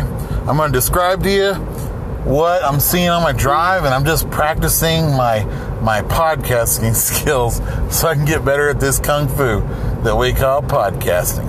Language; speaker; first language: English; native; English